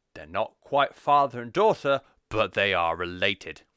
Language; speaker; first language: English; native; English